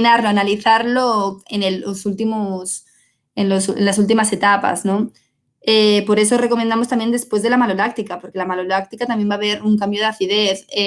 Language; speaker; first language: Spanish; native; Spanish